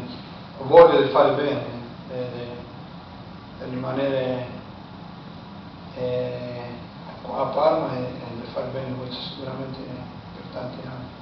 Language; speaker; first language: Italian; non-native, fluent; Spanish